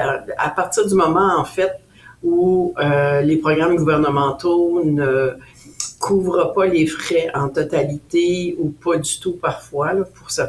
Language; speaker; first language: French; native; French